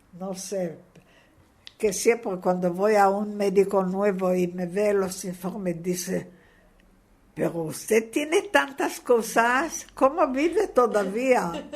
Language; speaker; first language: Spanish; non-native, fluent; Hebrew